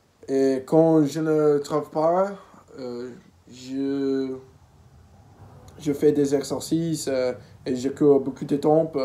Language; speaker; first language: French; non-native, learner; English